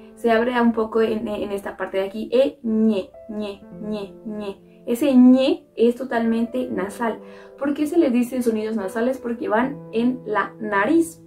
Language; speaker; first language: Spanish; native; Spanish